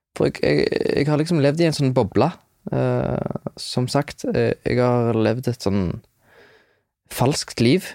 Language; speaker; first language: Norwegian; native; Norwegian